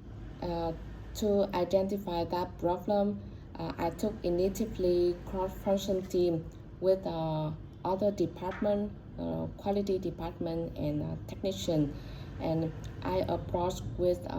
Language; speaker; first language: English; non-native, learner; Vietnamese